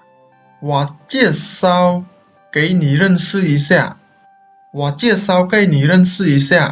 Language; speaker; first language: Chinese; non-native, fluent; Khmer